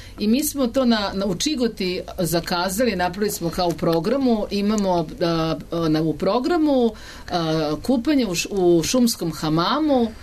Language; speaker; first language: Serbian; native; Serbian